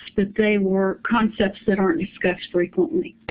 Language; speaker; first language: English; native; English